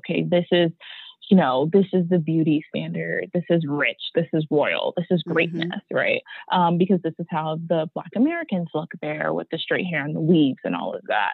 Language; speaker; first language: English; native; English